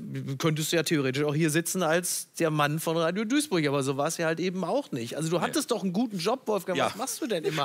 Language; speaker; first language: German; native; German